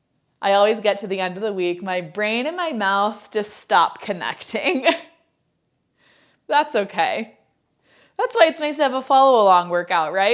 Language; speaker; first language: English; native; English